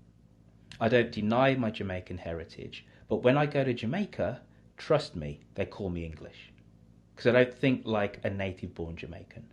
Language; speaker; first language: English; native; English